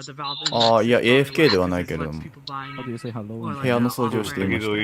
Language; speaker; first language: Japanese; native; Japanese